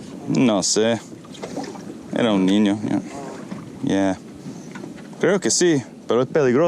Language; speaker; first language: Spanish; non-native, learner; English